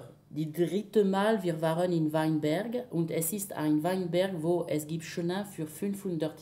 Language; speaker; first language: German; non-native, learner; French